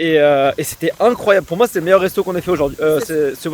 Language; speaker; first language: French; native; French